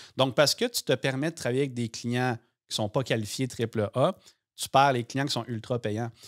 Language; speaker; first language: French; native; French